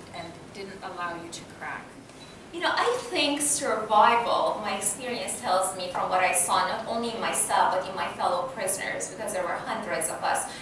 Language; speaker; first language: English; non-native, fluent; Persian